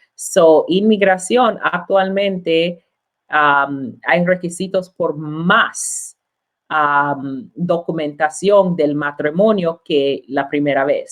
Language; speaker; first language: Spanish; non-native, learner; English